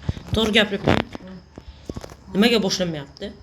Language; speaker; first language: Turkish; non-native, learner; Uzbek